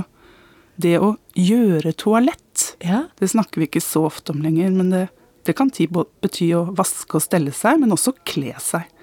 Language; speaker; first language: Norwegian; native; Norwegian